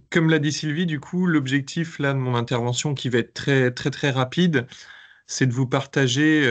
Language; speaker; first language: French; native; French